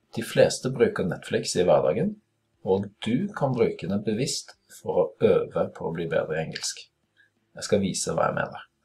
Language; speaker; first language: Norwegian; native; Norwegian